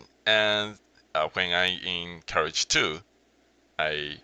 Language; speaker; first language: English; non-native, learner; Chinese